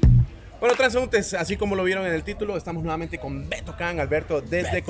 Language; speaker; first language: Spanish; native; Spanish